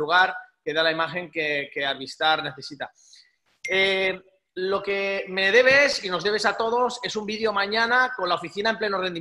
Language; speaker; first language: Spanish; native; Spanish